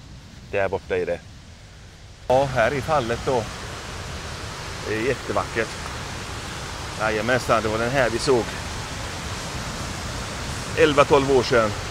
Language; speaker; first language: Swedish; native; Swedish